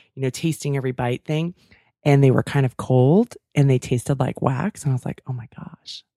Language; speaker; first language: English; native; English